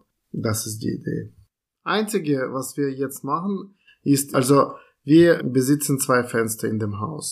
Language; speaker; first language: German; non-native, fluent; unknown